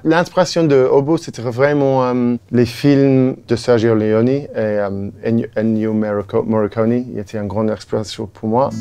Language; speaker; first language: French; non-native, fluent; English